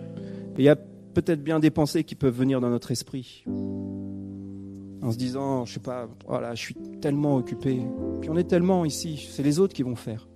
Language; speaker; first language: French; native; French